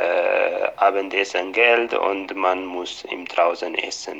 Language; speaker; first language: German; non-native, fluent; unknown